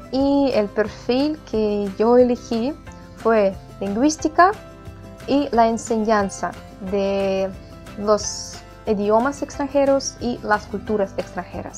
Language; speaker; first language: Spanish; non-native, fluent; Russian